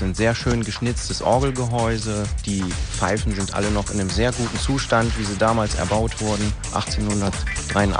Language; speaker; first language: German; native; German